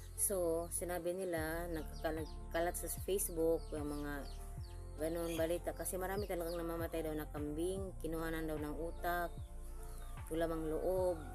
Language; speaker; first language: Filipino; non-native, local second language; Cebuano